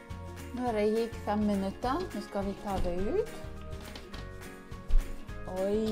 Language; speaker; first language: Norwegian; non-native, learner; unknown